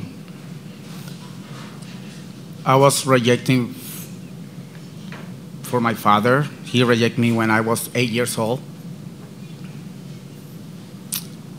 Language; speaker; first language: English; non-native, learner; Spanish